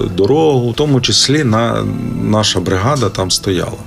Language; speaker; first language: Ukrainian; native; Ukrainian